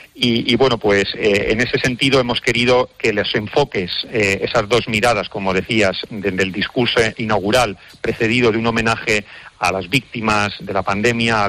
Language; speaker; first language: Spanish; native; Spanish